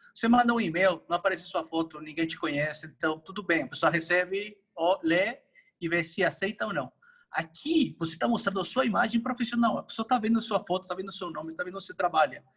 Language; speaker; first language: Portuguese; non-native, fluent; Spanish